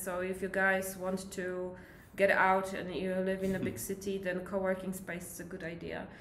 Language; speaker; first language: English; non-native, fluent; Polish